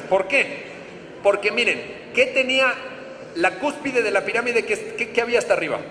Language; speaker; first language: Spanish; native; Spanish